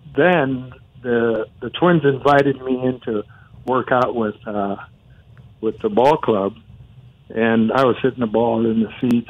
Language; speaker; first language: English; non-native, fluent; Spanish